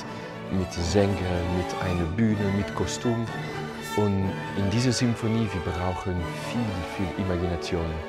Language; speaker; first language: German; non-native, local second language; French